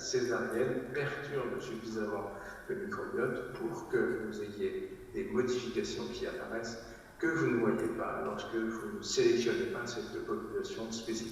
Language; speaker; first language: French; native; French